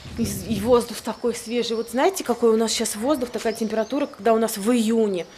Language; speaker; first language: Russian; native; Russian